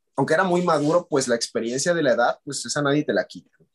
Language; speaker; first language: Spanish; native; Spanish